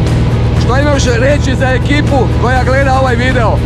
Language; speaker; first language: Croatian; native; Croatian